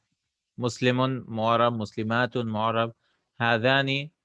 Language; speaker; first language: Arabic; non-native, fluent; English